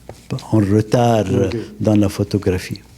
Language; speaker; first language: French; non-native, local second language; Arabic